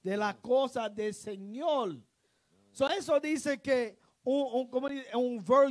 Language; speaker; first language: Spanish; non-native, learner; English